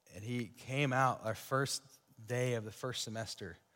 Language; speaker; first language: English; native; English